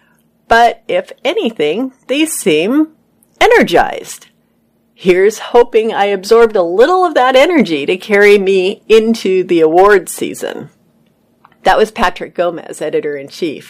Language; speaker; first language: English; native; English